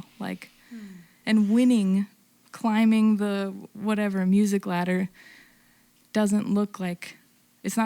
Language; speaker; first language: English; native; English